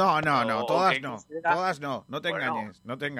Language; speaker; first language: Spanish; native; Spanish